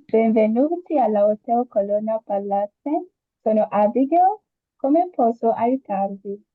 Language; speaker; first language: Italian; non-native, learner; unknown